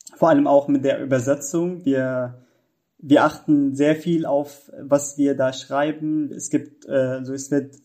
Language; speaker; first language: German; non-native, fluent; Arabic